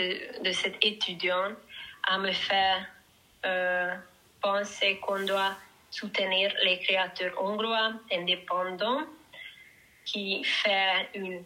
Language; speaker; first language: French; non-native, learner; Hungarian